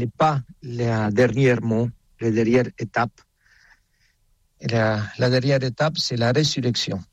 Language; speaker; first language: French; non-native, fluent; Spanish